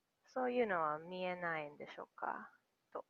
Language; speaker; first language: Japanese; non-native, fluent; English